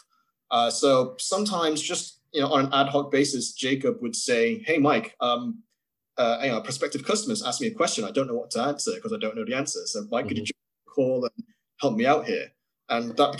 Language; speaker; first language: English; native; English